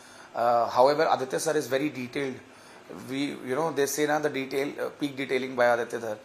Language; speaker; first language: English; non-native, local second language; Hindi